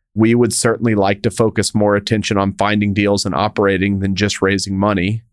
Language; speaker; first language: English; native; English